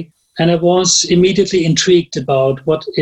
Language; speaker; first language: English; non-native, fluent; German